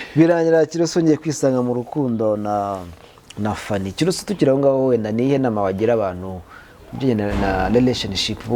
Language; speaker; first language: Kinyarwanda; native; Kinyarwanda